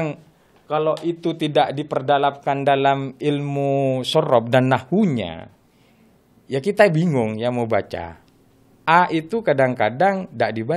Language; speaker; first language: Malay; non-native, local second language; Madurese